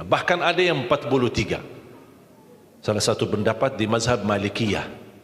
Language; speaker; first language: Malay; non-native, fluent; Arabic